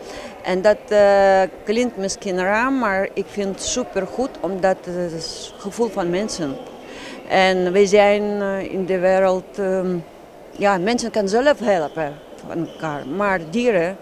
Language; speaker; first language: Dutch; non-native, learner; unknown